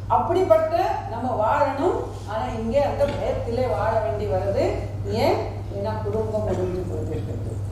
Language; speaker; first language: Tamil; non-native, fluent; Marathi